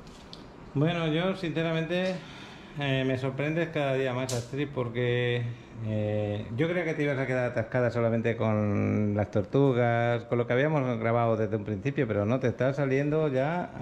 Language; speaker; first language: Spanish; native; Spanish